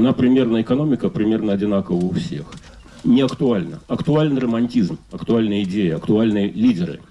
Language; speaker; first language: Russian; native; Russian